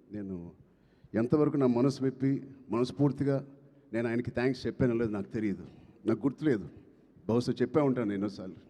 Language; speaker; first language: Telugu; native; Telugu